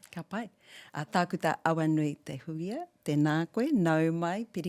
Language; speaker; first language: Māori; non-native, local second language; English